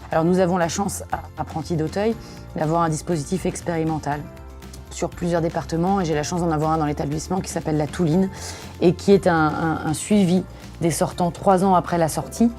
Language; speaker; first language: French; native; French